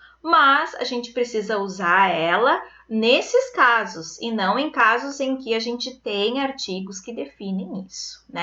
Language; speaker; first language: Portuguese; native; Portuguese